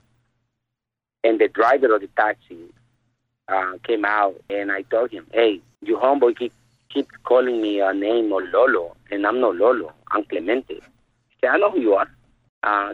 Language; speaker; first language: English; non-native, fluent; Spanish